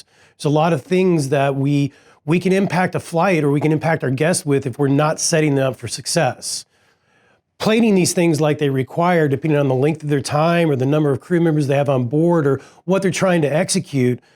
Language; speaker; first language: English; native; English